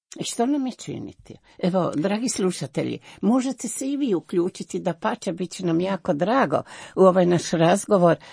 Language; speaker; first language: Croatian; native; Croatian